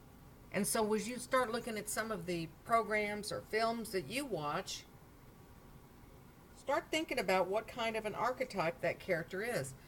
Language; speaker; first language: English; native; English